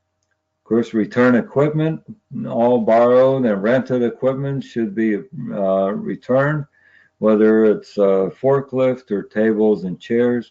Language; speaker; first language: English; native; English